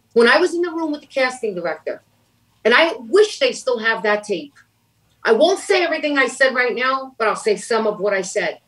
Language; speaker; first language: English; native; English